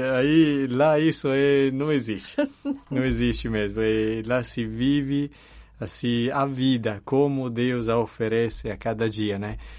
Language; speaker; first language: Portuguese; non-native, fluent; Italian